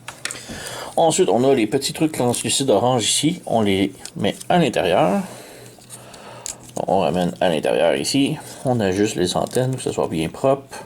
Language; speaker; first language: French; native; French